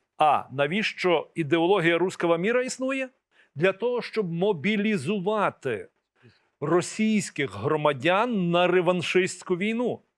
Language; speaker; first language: Ukrainian; native; Ukrainian